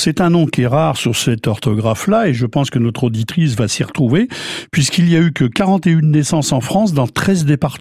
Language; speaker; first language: French; native; French